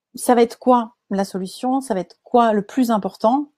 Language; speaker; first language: French; native; French